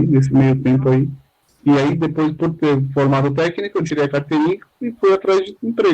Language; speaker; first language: Portuguese; native; Portuguese